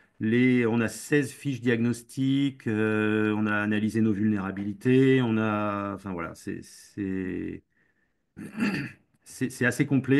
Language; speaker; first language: French; native; French